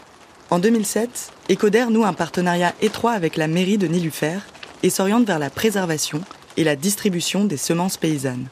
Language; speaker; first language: French; native; French